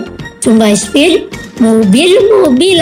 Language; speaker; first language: German; non-native, learner; Indonesian